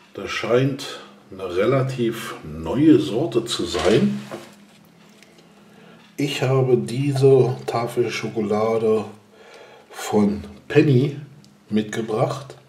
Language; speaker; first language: German; native; German